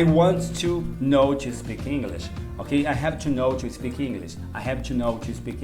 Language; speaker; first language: English; non-native, learner; Portuguese